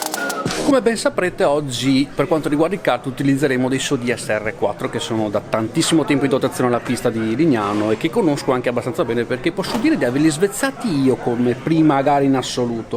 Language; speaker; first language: Italian; native; Italian